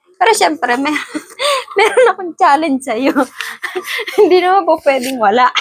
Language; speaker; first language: Filipino; native; Filipino